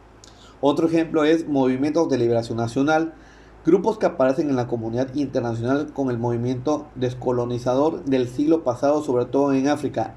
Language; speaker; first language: Spanish; native; Spanish